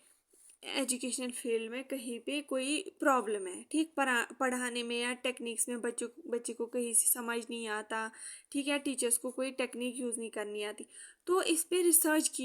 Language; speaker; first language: Hindi; native; Hindi